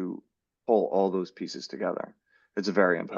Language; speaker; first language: English; native; English